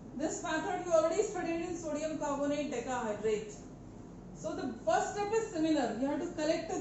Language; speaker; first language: English; non-native, local second language; Hindi